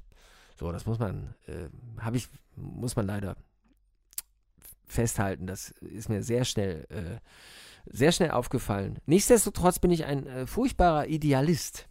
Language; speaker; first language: German; native; German